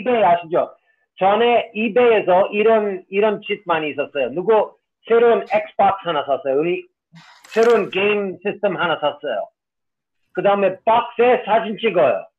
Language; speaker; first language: Korean; non-native, fluent; English